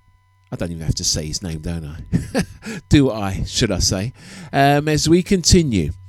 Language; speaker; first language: English; native; English